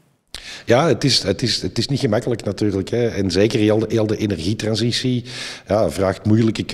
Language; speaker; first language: Dutch; native; Dutch